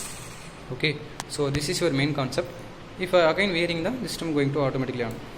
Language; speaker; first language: English; non-native, local second language; Tamil